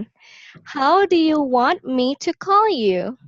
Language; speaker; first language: English; non-native, local second language; Filipino